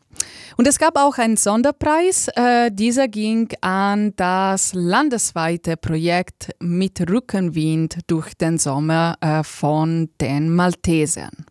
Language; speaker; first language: German; native; German